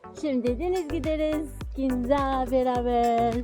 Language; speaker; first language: Turkish; non-native, learner; Arabic